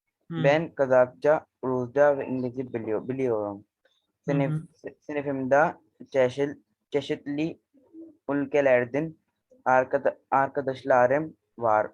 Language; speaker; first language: Turkish; non-native, learner; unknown